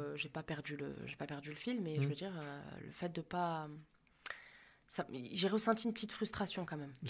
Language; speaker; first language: French; native; French